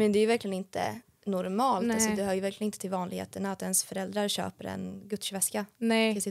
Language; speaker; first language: Swedish; native; Swedish